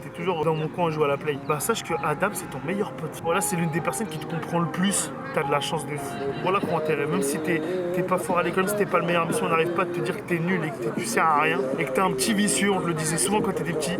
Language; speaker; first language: French; native; French